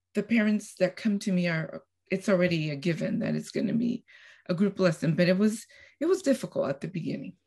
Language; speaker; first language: English; non-native, fluent; Spanish